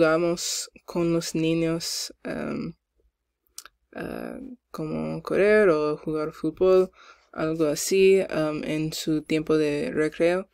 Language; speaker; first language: Spanish; non-native, learner; English